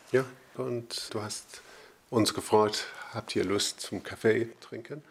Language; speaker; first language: German; non-native, fluent; English